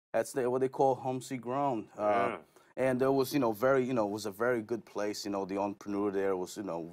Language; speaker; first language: English; non-native, fluent; Portuguese